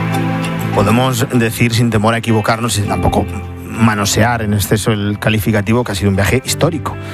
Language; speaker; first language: Spanish; native; Spanish